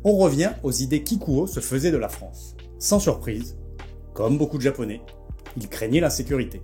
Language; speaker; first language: French; native; French